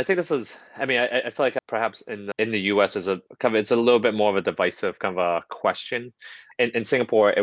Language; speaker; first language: English; non-native, local second language; Cantonese